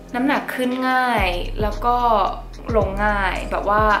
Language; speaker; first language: Thai; early bilingual, heritage; Thai